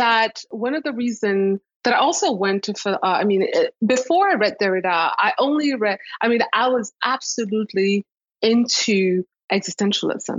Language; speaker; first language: English; non-native, local second language; Kinyarwanda